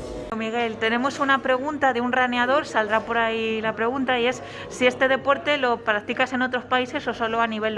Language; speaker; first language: Spanish; native; Spanish